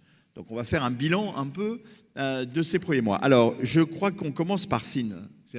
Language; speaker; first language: French; native; French